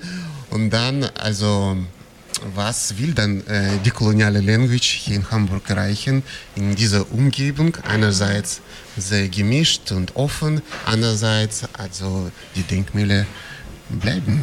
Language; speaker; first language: German; non-native, fluent; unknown